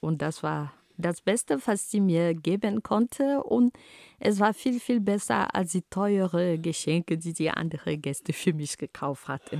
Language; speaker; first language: German; non-native, fluent; Ghomala